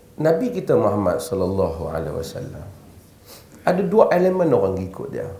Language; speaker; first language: Malay; native; Malay